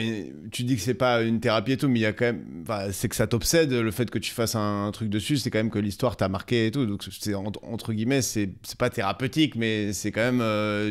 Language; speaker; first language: French; native; French